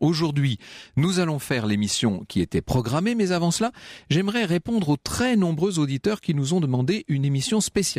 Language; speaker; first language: French; native; French